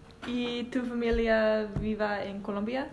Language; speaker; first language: Spanish; non-native, learner; English